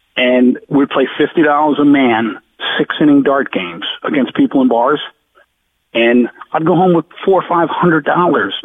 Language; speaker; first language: English; native; English